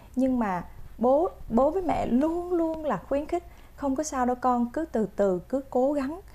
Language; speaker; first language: Vietnamese; native; Vietnamese